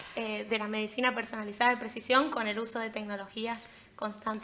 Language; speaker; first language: Spanish; native; Spanish